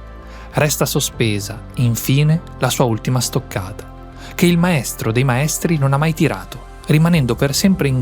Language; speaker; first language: Italian; native; Italian